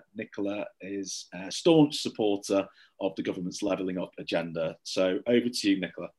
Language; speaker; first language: English; native; English